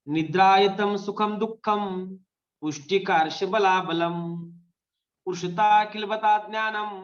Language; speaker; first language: Hindi; non-native, local second language; Marathi